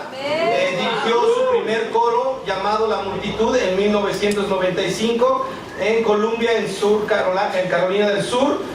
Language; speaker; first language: Spanish; native; Spanish